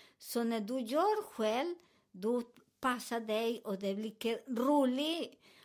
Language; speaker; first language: Swedish; non-native, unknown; Spanish